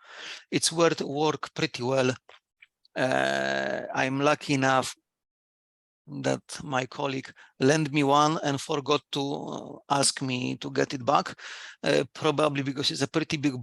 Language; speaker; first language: English; non-native, fluent; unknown